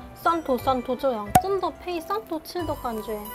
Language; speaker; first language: Chinese; non-native, fluent; Korean